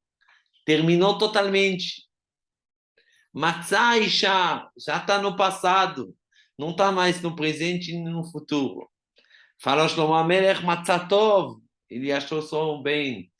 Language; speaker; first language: Portuguese; non-native, fluent; Hebrew